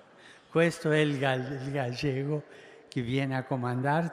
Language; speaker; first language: Italian; early bilingual, heritage; Spanish